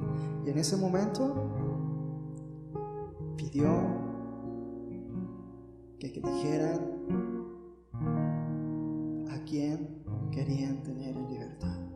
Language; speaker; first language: Spanish; native; Spanish